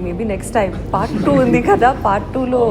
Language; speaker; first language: Telugu; non-native, learner; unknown